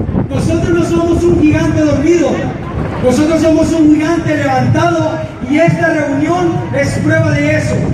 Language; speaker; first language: Spanish; early bilingual, heritage; Spanish